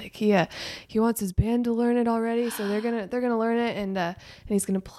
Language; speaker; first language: English; native; English